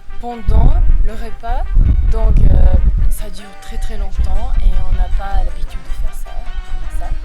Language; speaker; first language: French; non-native, fluent; Serbian